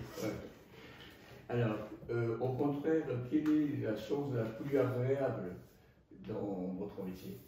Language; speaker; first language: French; non-native, fluent; Japanese